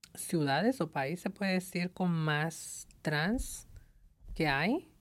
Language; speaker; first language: Spanish; early bilingual, heritage; Spanish